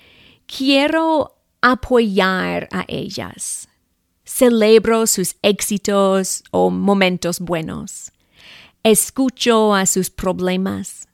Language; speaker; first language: Spanish; non-native, fluent; English